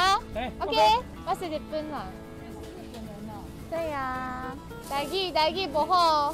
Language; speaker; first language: Chinese; non-native, fluent; Japanese